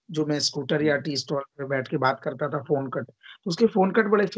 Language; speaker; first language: Hindi; native; Hindi